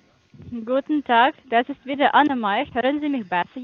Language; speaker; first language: German; non-native, fluent; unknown